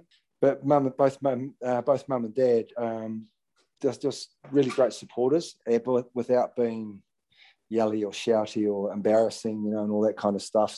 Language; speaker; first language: English; native; English